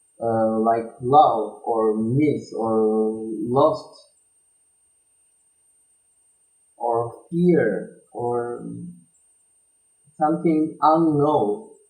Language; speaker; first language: English; non-native, learner; Turkish